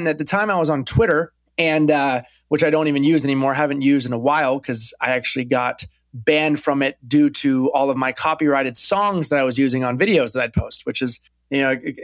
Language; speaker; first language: English; native; English